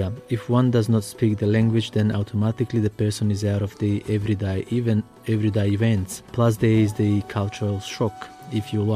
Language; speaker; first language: English; non-native, fluent; Macedonian